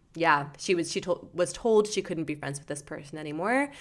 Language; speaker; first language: English; native; English